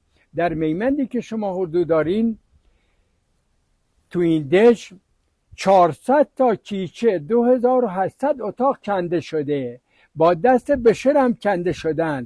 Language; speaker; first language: Persian; native; Persian